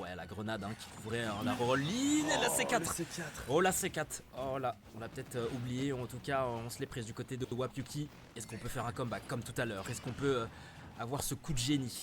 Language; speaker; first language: French; native; French